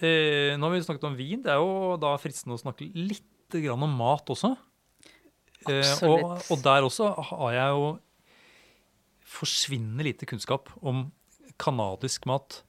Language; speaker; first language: Norwegian; native; Norwegian